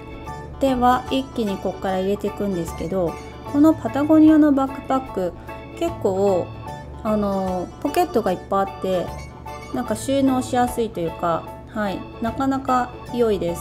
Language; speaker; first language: Japanese; native; Japanese